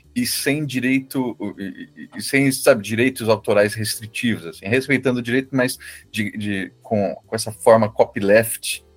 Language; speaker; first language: Portuguese; native; Portuguese